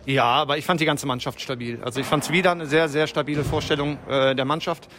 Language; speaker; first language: German; native; German